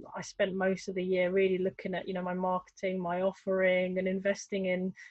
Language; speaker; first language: English; native; English